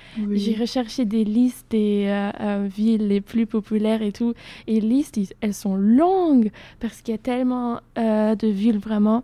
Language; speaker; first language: French; non-native, fluent; German